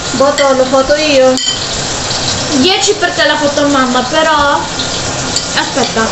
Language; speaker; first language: Italian; early bilingual, other home language; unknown